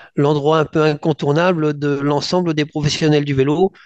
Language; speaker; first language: French; native; French